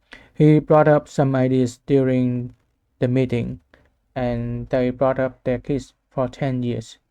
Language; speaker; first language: English; non-native, learner; Vietnamese